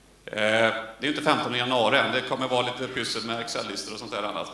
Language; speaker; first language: Swedish; native; Swedish